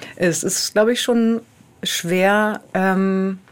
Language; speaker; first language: German; native; German